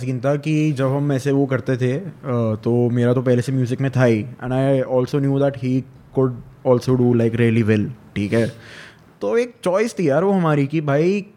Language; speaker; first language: Hindi; native; Hindi